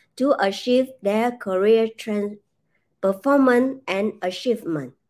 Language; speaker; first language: English; non-native, fluent; Vietnamese